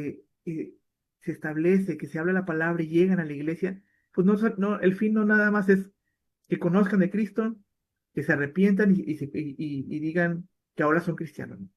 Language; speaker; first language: Spanish; native; Spanish